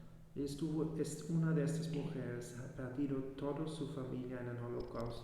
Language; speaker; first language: Spanish; non-native, fluent; German